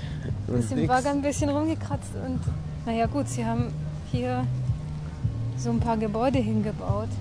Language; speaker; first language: German; native; German